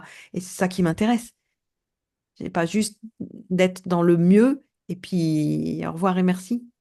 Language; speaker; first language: French; native; French